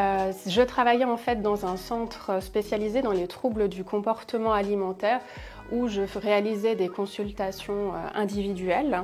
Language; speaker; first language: French; native; French